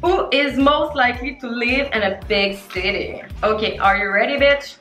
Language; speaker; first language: English; non-native, learner; French